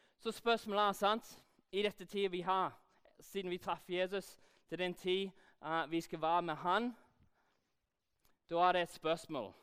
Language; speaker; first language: Norwegian; non-native, fluent; English